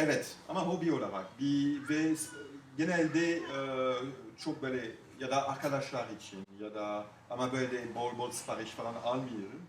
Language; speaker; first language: Turkish; non-native, fluent; French